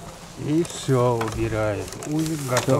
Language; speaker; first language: Russian; non-native, local second language; Uyghur